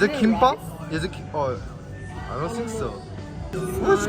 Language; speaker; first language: English; non-native, fluent; Chinese